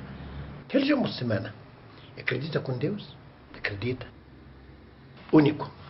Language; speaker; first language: Portuguese; non-native, learner; Arabic